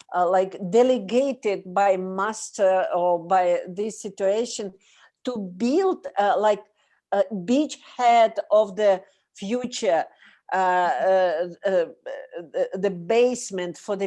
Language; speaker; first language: English; non-native, learner; Russian